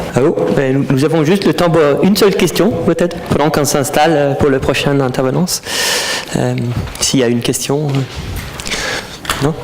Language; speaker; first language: French; non-native, fluent; Danish